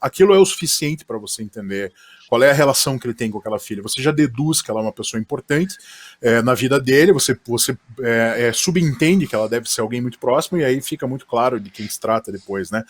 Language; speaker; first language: Portuguese; native; Portuguese